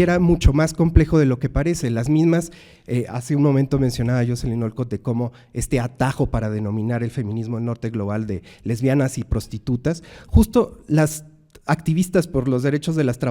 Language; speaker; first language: Spanish; native; Spanish